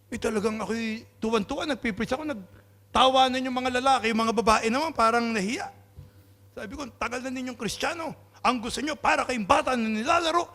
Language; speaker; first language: Filipino; non-native, local second language; Pampanga